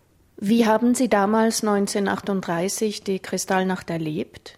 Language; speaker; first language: German; native; German